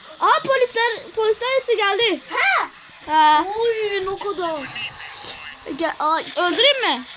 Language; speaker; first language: Turkish; native; Turkish